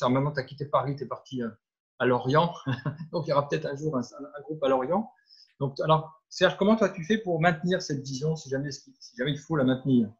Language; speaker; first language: French; native; French